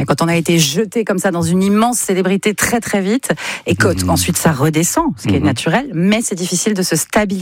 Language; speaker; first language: French; native; French